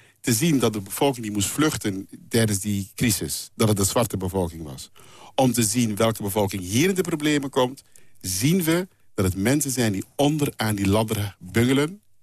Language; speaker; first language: Dutch; non-native, local second language; Papiamento